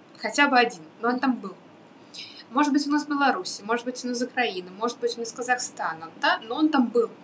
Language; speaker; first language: Russian; native; Russian